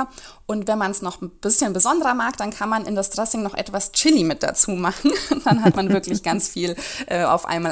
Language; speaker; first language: German; native; German